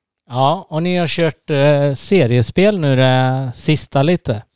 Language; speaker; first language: Swedish; native; Swedish